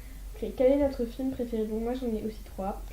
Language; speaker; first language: French; native; French